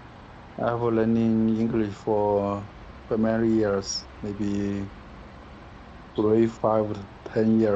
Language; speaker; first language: English; non-native, learner; Chinese